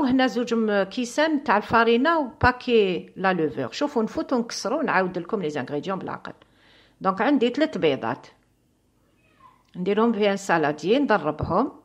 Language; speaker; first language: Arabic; native; Arabic